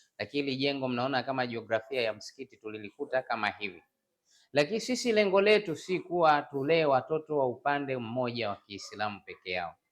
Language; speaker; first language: Swahili; non-native, local second language; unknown